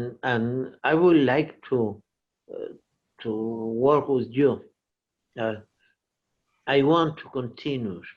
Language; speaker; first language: English; non-native, learner; Portuguese